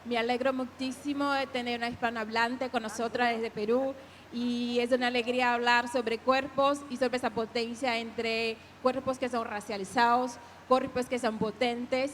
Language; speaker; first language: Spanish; non-native, fluent; Portuguese